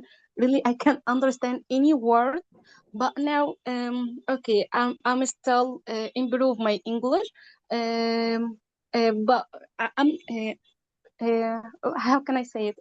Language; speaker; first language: English; non-native, learner; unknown